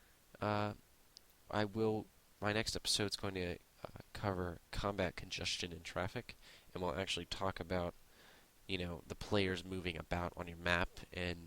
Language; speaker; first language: English; native; English